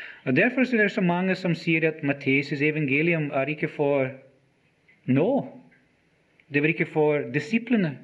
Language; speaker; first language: Swedish; non-native, learner; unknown